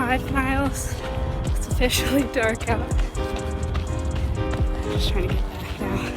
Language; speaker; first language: English; native; English